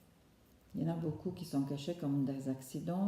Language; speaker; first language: French; non-native, fluent; Italian